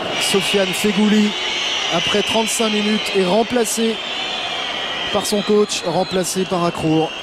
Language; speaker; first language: French; native; French